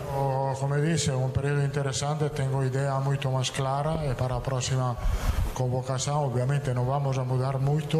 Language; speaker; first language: Portuguese; non-native, learner; Italian